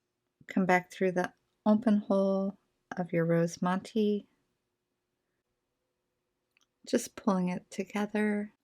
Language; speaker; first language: English; native; English